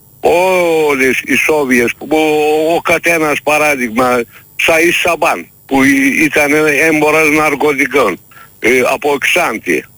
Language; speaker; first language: Greek; non-native, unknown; Turkish